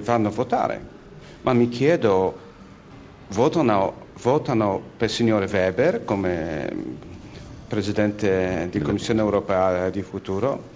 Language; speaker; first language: Italian; non-native, fluent; Polish